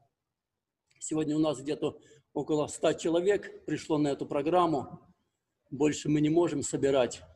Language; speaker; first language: Russian; native; Russian